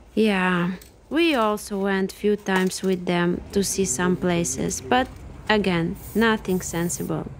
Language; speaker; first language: English; non-native, fluent; Romanian